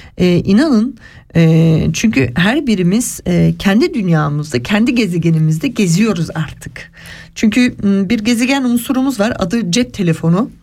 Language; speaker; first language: Turkish; early bilingual, heritage; Turkish